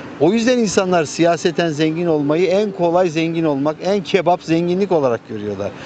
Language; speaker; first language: Turkish; native; Turkish